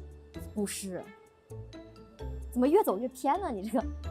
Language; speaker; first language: Chinese; native; Chinese